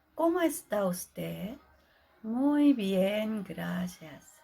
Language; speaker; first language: Spanish; non-native, fluent; Korean